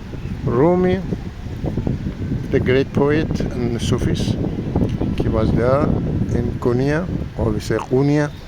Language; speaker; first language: English; non-native, learner; Persian